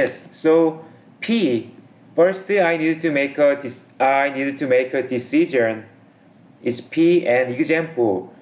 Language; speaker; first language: English; non-native, learner; Korean